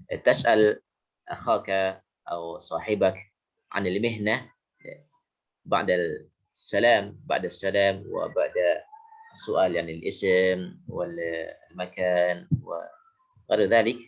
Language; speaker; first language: Arabic; non-native, fluent; Indonesian